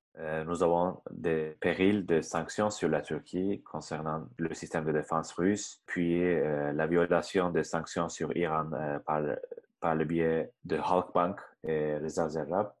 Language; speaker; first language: French; non-native, fluent; Turkish